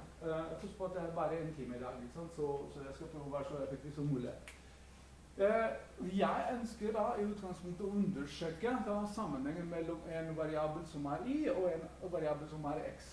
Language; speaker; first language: Norwegian; non-native, fluent; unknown